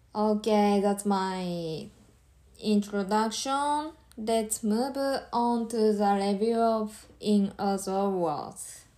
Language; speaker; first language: English; non-native, learner; Japanese